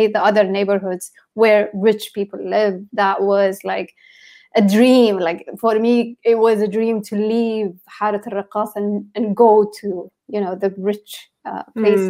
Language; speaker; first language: English; non-native, fluent; Arabic